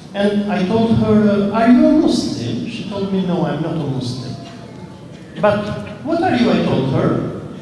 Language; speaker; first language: English; non-native, fluent; Albanian